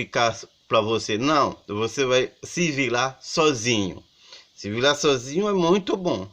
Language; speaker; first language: Portuguese; non-native, learner; Haitian Creole